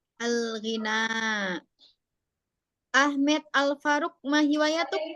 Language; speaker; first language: Arabic; non-native, fluent; Indonesian